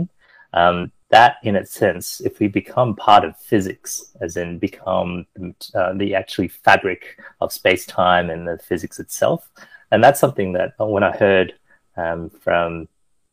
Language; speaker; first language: English; early bilingual, other home language; Chinese